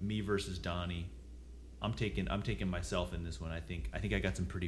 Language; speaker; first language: English; native; English